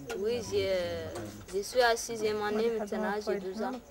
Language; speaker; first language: French; non-native, learner; Arabic